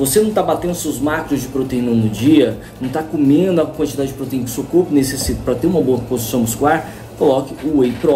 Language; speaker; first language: Portuguese; native; Portuguese